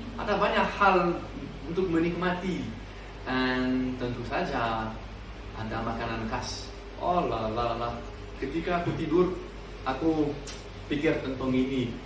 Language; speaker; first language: Indonesian; non-native, learner; French